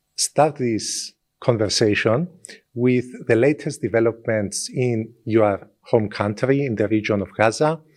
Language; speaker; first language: English; non-native, fluent; Greek